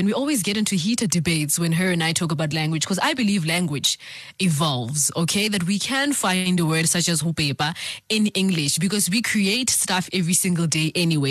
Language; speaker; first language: English; non-native, local second language; Zulu